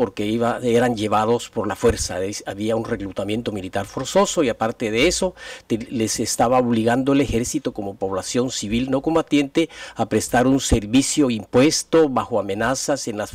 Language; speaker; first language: Spanish; native; Spanish